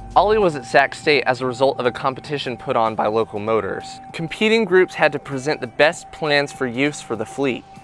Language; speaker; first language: English; native; English